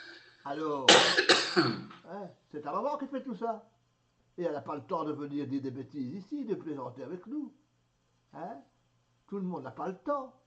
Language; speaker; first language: French; native; French